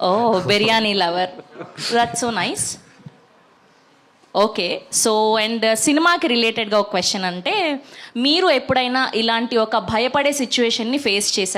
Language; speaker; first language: Telugu; native; Telugu